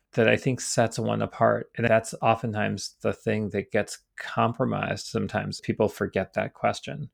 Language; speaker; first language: English; native; English